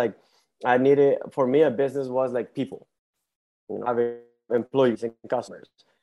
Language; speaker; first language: English; non-native, fluent; Spanish